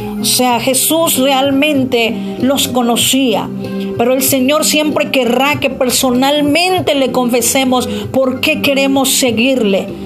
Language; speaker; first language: Spanish; native; Spanish